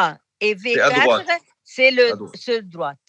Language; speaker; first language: French; non-native, learner; Arabic